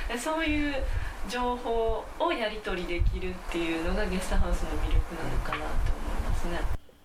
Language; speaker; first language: Japanese; native; Japanese